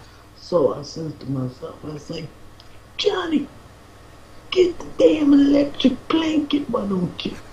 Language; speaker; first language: English; native; English